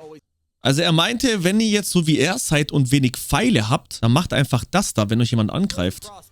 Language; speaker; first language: German; native; German